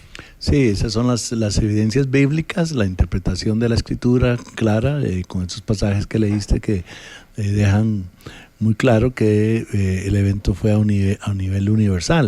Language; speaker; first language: Spanish; native; Spanish